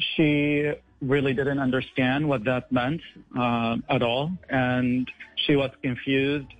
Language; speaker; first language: English; non-native, fluent; Arabic